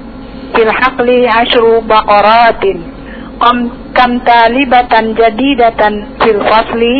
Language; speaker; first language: Arabic; non-native, learner; Indonesian